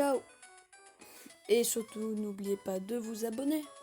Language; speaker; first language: French; native; French